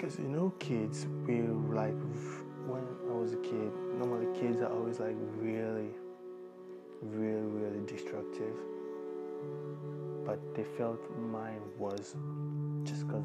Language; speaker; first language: English; non-native, local second language; Igbo